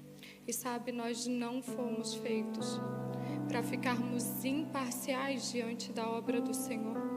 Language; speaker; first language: Portuguese; native; Portuguese